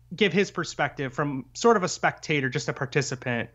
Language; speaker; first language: English; native; English